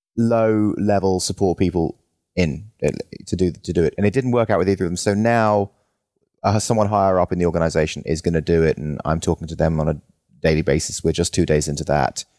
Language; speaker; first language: English; native; English